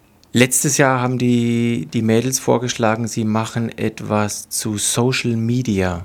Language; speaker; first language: German; native; German